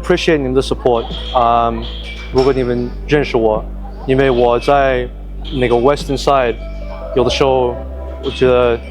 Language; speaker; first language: Chinese; early bilingual, heritage; Chinese